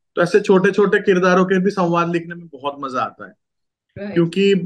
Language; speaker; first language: Hindi; non-native, local second language; Gujarati